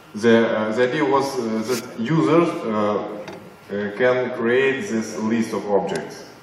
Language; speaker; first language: English; non-native, fluent; Russian